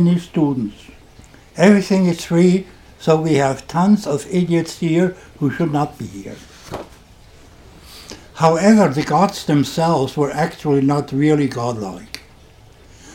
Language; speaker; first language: English; non-native, fluent; German